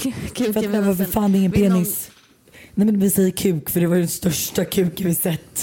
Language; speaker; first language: Swedish; native; Swedish